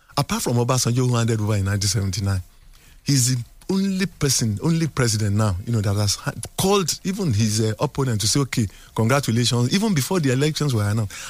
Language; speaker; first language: English; non-native, local second language; Yoruba